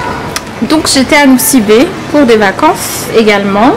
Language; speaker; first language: French; non-native, local second language; Malagasy